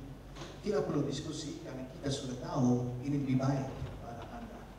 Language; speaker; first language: Indonesian; non-native, fluent; Dutch